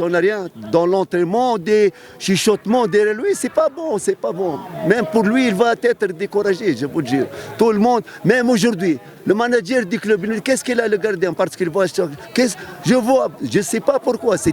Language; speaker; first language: French; non-native, local second language; Arabic